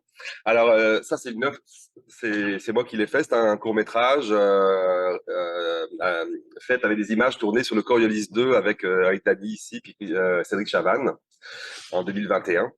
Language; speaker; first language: French; native; French